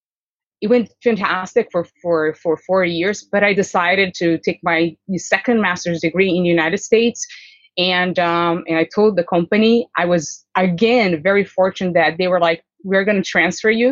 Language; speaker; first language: English; non-native, fluent; Portuguese